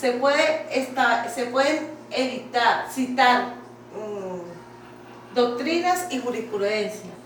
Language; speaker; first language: Spanish; native; Spanish